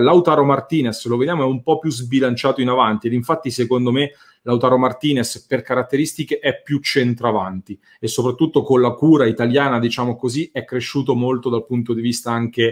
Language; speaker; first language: Italian; native; Italian